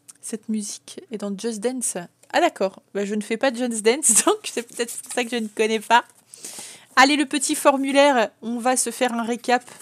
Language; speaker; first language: French; native; French